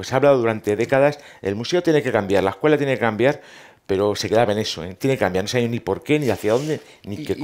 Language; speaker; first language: Spanish; native; Spanish